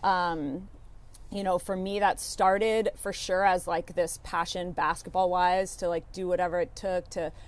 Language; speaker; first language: English; native; English